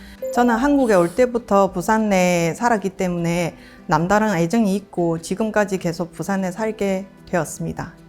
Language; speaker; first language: Korean; non-native, fluent; Chinese